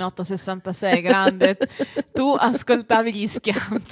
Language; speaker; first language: Italian; native; Italian